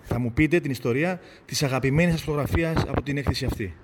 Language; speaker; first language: Greek; native; Greek